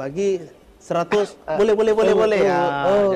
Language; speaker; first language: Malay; early bilingual, heritage; Indonesian